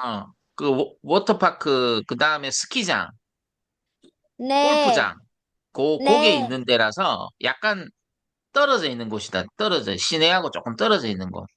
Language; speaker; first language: Korean; native; Korean